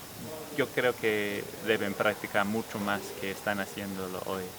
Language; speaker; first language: Spanish; non-native, fluent; English